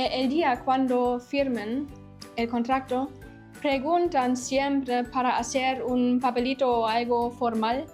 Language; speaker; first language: Spanish; non-native, fluent; German